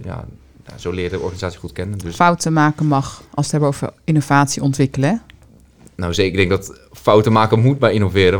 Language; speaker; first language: Dutch; native; Dutch